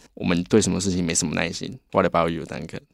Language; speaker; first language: Chinese; native; Chinese